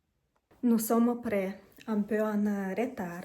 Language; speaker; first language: French; non-native, learner; Romanian